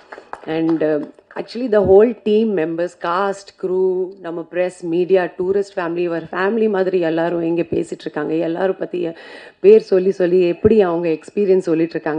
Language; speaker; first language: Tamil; non-native, fluent; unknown